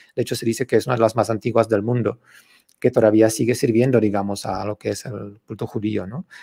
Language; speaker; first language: Spanish; non-native, fluent; Czech